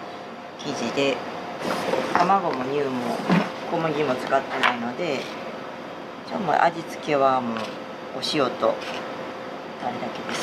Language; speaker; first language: Japanese; native; Japanese